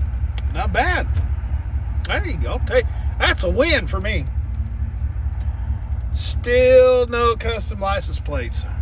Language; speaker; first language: English; native; English